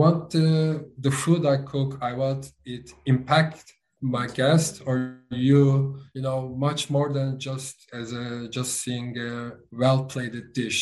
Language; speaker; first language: English; non-native, fluent; Turkish